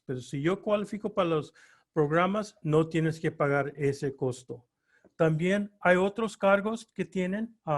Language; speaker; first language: Spanish; early bilingual, heritage; Spanish